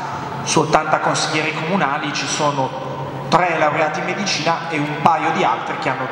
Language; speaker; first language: Italian; native; Italian